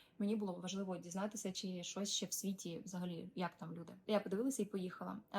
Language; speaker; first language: Ukrainian; non-native, local second language; Russian